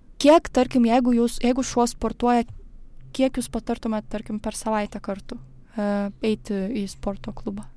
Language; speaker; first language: Lithuanian; native; Lithuanian